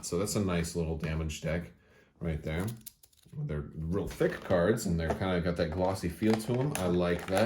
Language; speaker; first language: English; native; English